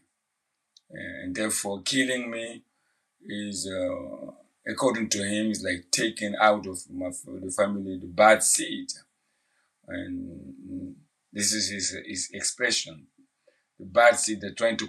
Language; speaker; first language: English; non-native, fluent; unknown